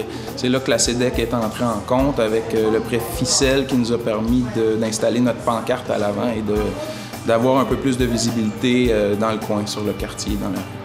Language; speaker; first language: French; native; French